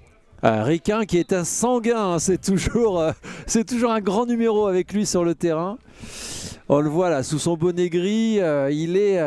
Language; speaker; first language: French; native; French